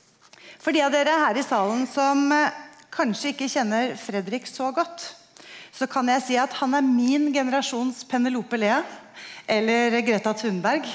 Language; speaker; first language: Norwegian; native; Norwegian